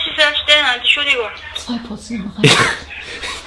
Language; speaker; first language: German; non-native, learner; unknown